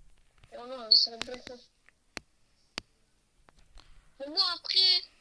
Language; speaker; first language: French; native; French